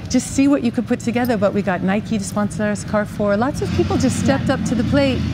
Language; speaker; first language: English; native; English